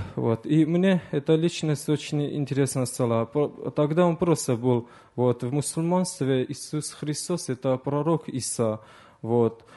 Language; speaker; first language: Russian; early bilingual, other home language; Azerbaijani